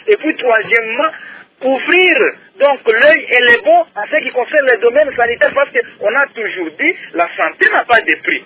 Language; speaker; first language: French; non-native, local second language; Luba-Lulua